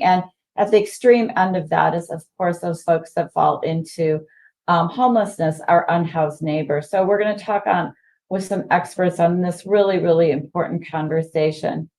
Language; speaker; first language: English; native; English